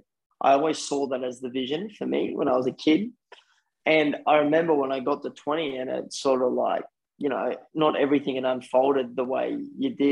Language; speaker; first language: English; early bilingual, other home language; Afrikaans